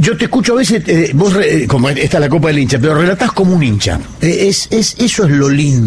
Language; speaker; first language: Spanish; native; Spanish